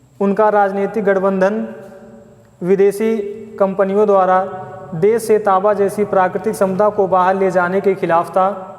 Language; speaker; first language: Hindi; native; Hindi